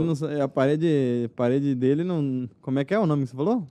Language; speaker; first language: Portuguese; native; Portuguese